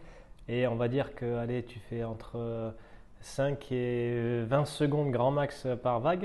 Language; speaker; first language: French; native; French